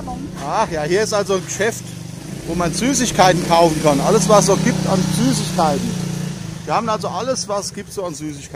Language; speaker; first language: German; native; German